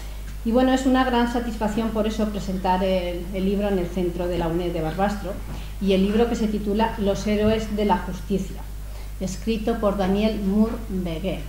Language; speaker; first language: Spanish; native; Spanish